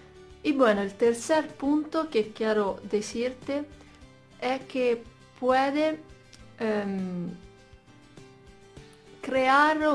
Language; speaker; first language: Spanish; non-native, fluent; Italian